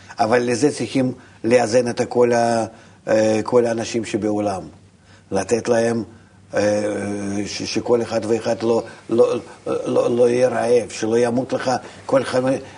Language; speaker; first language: Hebrew; non-native, fluent; Russian